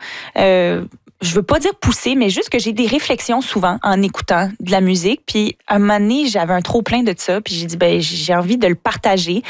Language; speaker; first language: French; native; French